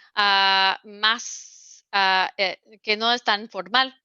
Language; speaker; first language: Spanish; non-native, fluent; English